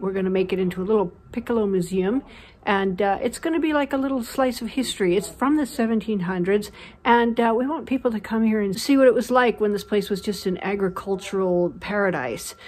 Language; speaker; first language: English; native; English